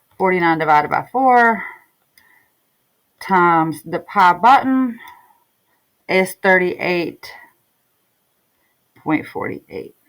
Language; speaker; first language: English; native; English